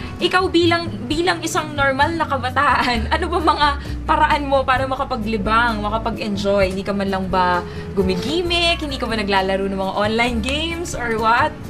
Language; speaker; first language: Filipino; non-native, local second language; Iloko